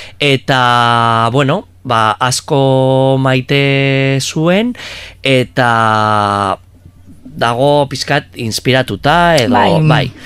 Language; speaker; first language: Basque; non-native, local second language; Spanish